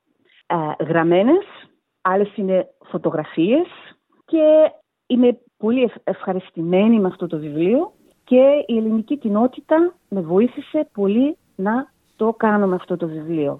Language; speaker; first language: Greek; early bilingual, heritage; Greek